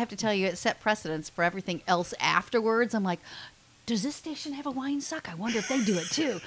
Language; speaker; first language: English; native; English